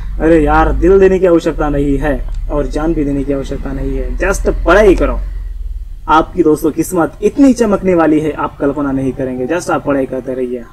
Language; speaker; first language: Hindi; non-native, local second language; Marathi